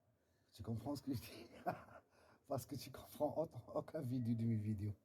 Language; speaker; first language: French; non-native, learner; Arabic